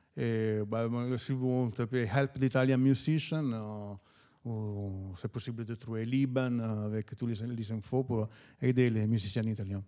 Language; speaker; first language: French; non-native, fluent; Italian